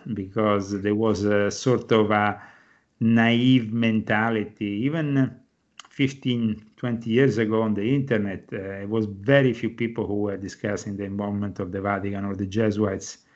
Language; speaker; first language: English; non-native, fluent; Italian